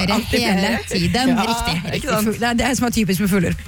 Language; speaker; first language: Norwegian; native; Norwegian